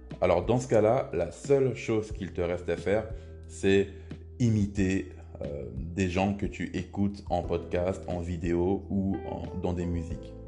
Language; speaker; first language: French; native; French